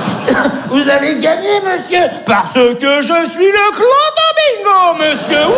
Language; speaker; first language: French; native; French